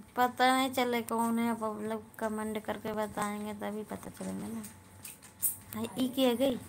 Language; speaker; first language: Hindi; native; Hindi